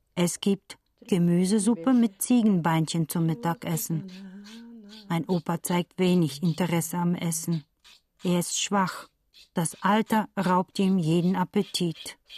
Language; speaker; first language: German; non-native, fluent; Bulgarian